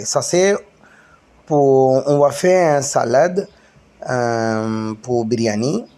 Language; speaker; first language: French; non-native, learner; Tamil